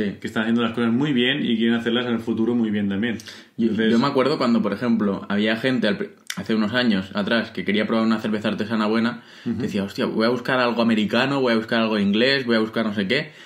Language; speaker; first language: Spanish; native; Spanish